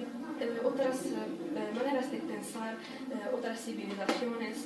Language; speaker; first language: Spanish; non-native, fluent; Arabic